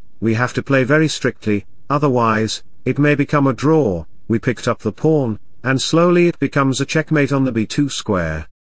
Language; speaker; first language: English; non-native, local second language; Hindi